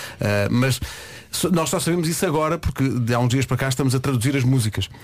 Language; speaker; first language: Portuguese; native; Portuguese